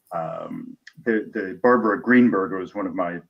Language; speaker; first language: English; native; English